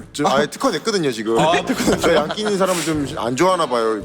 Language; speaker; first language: Korean; native; Korean